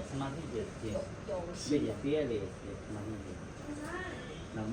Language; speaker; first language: Russian; non-native, learner; Chinese